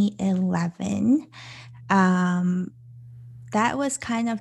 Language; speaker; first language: English; non-native, local second language; Cantonese